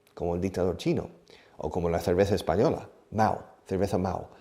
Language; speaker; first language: Spanish; non-native, fluent; English